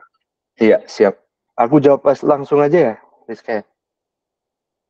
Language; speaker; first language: Indonesian; native; Indonesian